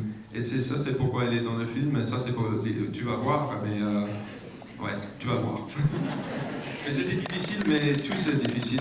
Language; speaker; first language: French; non-native, learner; English